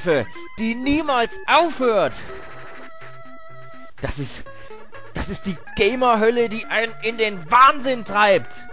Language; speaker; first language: German; native; German